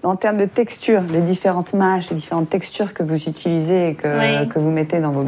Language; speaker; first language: French; native; French